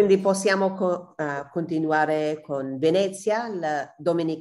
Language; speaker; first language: Italian; non-native, fluent; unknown